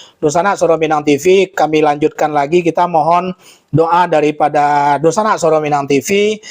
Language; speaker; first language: Indonesian; non-native, local second language; Minangkabau